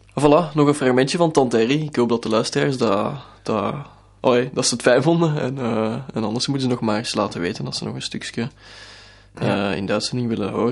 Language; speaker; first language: Dutch; native; Dutch